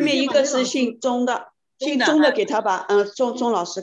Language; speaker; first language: Chinese; native; Chinese